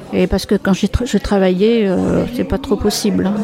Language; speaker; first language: French; native; French